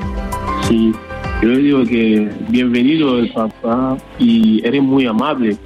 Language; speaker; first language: Spanish; non-native, learner; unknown